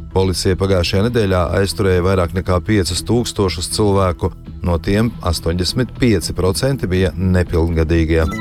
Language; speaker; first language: Latvian; native; Latvian